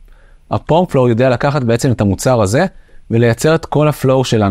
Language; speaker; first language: Hebrew; native; Hebrew